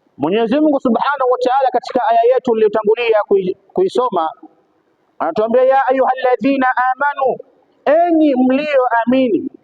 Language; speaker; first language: Swahili; native; Swahili